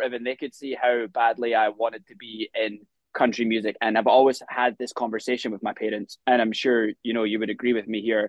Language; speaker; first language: English; native; English